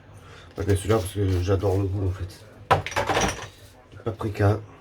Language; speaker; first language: French; native; French